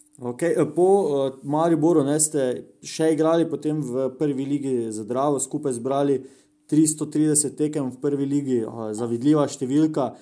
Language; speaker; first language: Slovenian; native; Slovenian